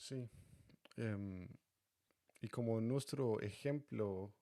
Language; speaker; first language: Spanish; non-native, fluent; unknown